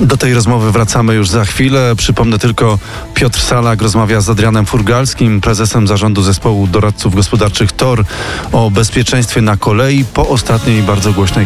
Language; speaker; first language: Polish; native; Polish